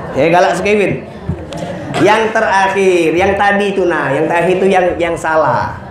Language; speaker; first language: Indonesian; native; Indonesian